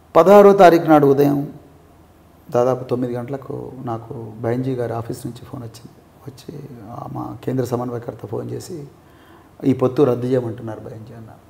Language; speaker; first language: Telugu; native; Telugu